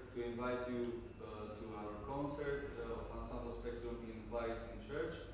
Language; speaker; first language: English; non-native, fluent; Slovak